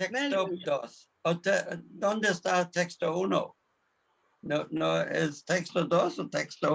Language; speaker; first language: Spanish; non-native, learner; English